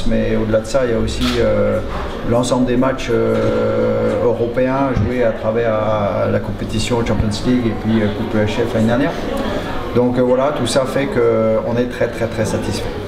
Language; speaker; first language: French; native; French